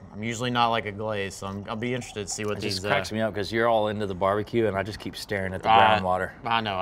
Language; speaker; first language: English; native; English